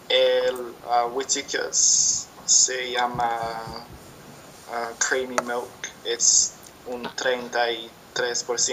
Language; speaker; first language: Spanish; non-native, learner; English